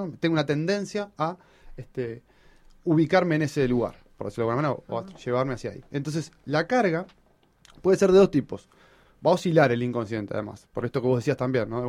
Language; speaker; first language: Spanish; native; Spanish